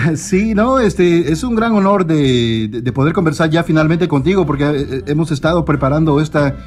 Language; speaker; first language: Spanish; native; Spanish